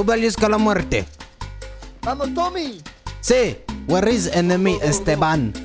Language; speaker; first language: Spanish; non-native, learner; French